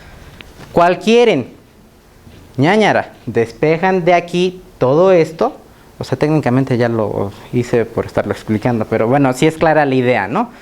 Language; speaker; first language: Spanish; native; Spanish